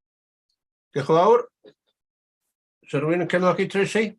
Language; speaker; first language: Welsh; native; Welsh